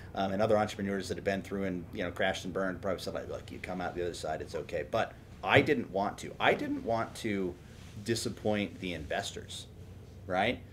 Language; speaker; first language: English; native; English